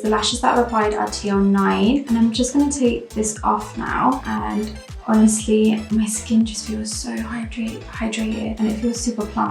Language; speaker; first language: English; native; English